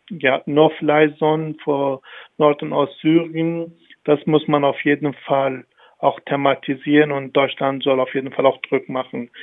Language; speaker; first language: German; non-native, fluent; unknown